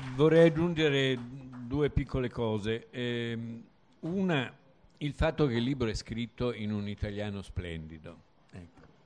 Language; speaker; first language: Italian; native; Italian